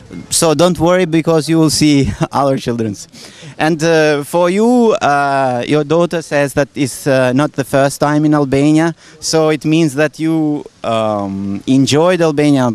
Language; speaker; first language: English; non-native, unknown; Albanian